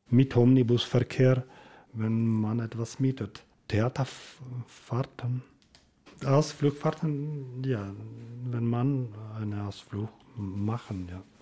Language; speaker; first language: German; non-native, learner; Ukrainian